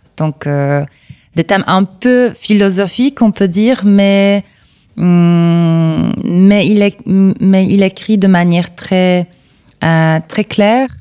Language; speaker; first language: French; non-native, fluent; Polish